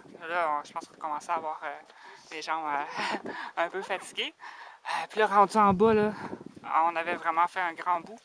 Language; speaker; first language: French; native; French